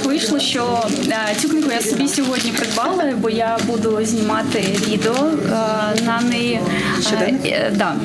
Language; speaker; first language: Ukrainian; non-native, local second language; Russian